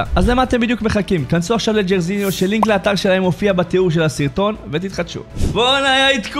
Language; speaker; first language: Hebrew; native; Hebrew